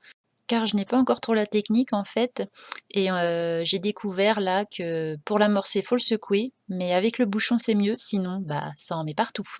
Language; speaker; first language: French; native; French